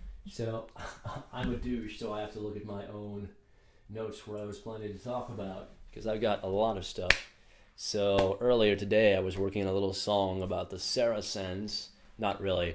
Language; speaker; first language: English; native; English